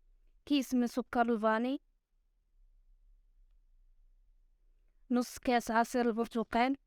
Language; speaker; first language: Arabic; native; Arabic